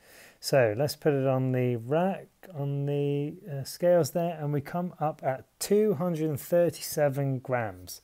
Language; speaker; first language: English; native; English